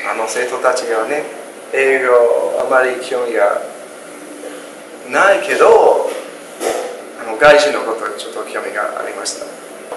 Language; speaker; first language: Japanese; non-native, learner; English